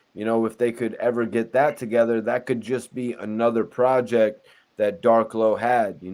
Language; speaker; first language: English; native; English